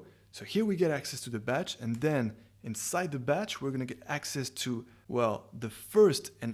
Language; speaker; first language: English; non-native, fluent; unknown